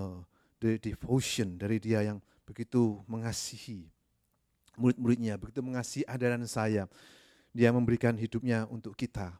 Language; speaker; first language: Indonesian; native; Indonesian